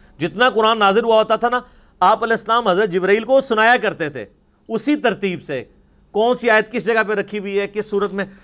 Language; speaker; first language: Urdu; non-native, local second language; Punjabi